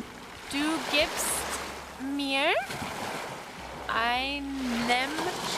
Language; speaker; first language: German; non-native, learner; English